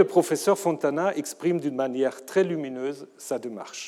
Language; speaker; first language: French; non-native, fluent; German